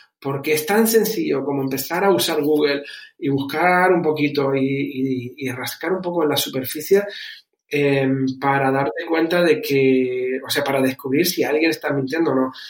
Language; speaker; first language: Spanish; early bilingual, other home language; German